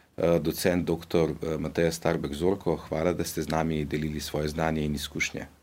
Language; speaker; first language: Slovenian; native; Slovenian